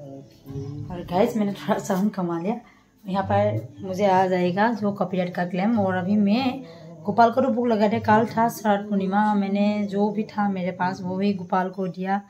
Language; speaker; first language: Hindi; non-native, local second language; Assamese